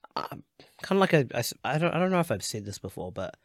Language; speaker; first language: English; native; English